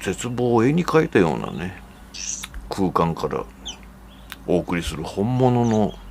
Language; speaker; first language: Japanese; native; Japanese